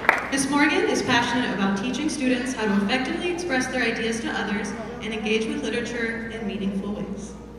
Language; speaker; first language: English; native; English